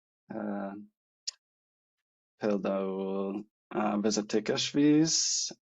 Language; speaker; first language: Hungarian; non-native, learner; English